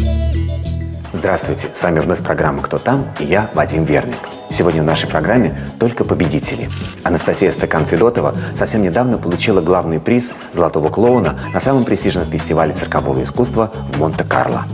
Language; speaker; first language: Russian; native; Russian